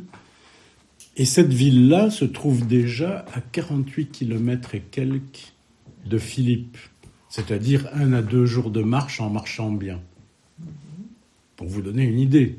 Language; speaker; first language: French; native; French